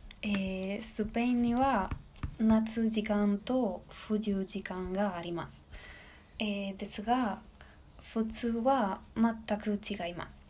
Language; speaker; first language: Japanese; non-native, learner; Spanish